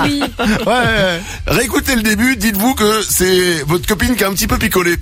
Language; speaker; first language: French; native; French